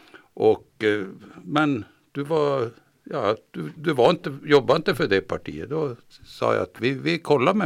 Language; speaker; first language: Swedish; native; Swedish